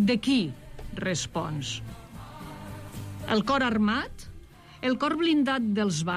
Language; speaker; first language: Catalan; native; Catalan